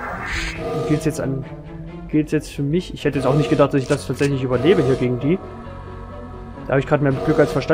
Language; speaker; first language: German; native; German